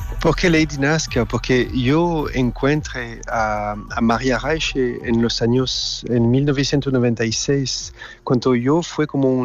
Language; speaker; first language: Spanish; non-native, learner; French